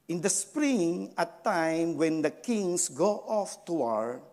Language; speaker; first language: English; non-native, local second language; Filipino